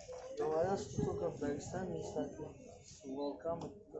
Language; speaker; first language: Russian; non-native, fluent; Tajik